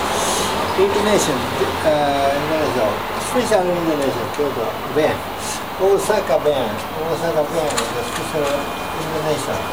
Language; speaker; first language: English; non-native, learner; Japanese